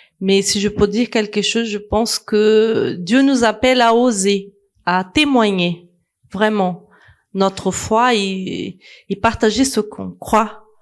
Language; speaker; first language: French; non-native, fluent; Portuguese